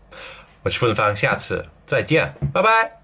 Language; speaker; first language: Chinese; non-native, fluent; English